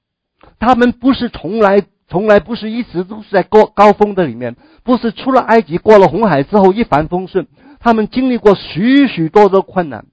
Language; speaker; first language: Chinese; native; Chinese